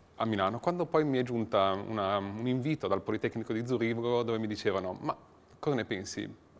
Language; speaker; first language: Italian; native; Italian